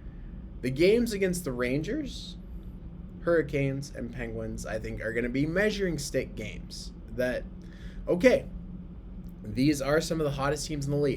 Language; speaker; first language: English; native; English